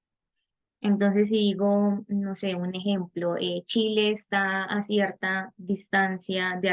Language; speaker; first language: Spanish; native; Spanish